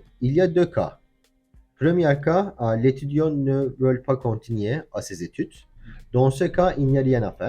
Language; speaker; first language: French; non-native, learner; Turkish